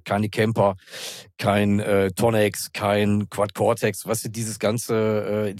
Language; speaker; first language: German; native; German